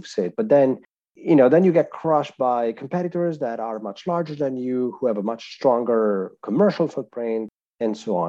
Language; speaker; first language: English; non-native, fluent; Italian